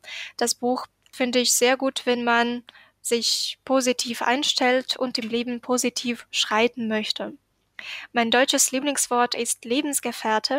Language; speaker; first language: German; non-native, fluent; Ukrainian